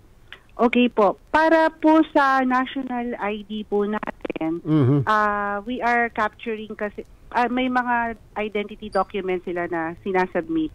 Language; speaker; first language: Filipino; native; Filipino